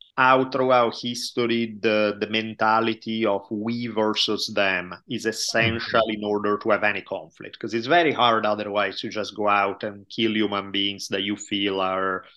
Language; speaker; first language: English; non-native, fluent; Italian